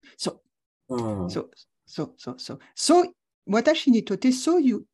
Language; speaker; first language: Japanese; non-native, learner; French